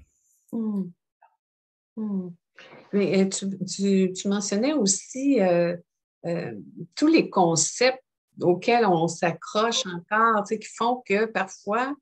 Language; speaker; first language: French; native; French